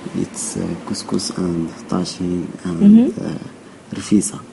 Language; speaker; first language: English; non-native, learner; Arabic